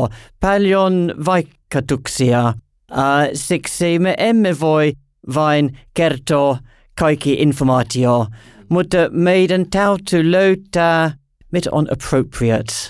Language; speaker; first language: Finnish; non-native, learner; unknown